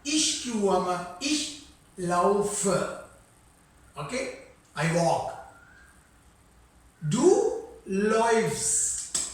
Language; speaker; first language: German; non-native, fluent; Sinhala